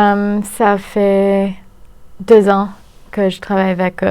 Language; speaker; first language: French; non-native, fluent; English